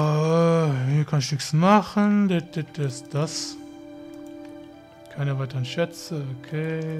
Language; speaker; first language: German; native; German